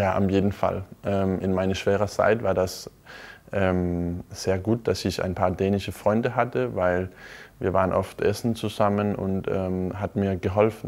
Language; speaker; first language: German; non-native, fluent; Danish